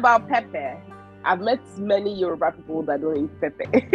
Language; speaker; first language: English; non-native, local second language; Yoruba